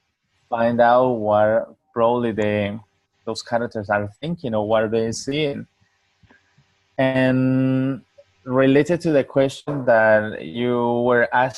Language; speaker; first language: English; non-native, learner; Spanish